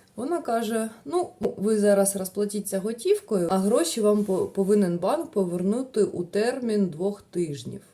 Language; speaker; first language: Ukrainian; non-native, local second language; Russian